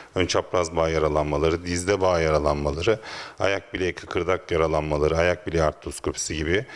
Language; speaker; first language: Turkish; native; Turkish